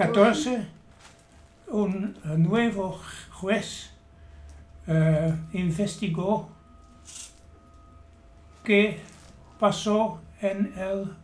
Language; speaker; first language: Spanish; non-native, learner; Dutch